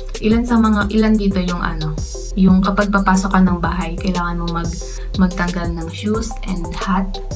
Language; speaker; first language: Filipino; native; Filipino